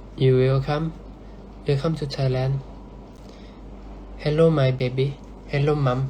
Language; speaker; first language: English; non-native, learner; Thai